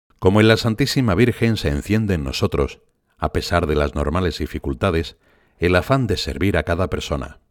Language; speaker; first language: Spanish; native; Spanish